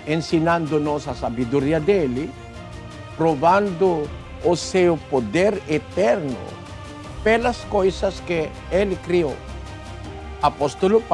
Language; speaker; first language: Portuguese; non-native, learner; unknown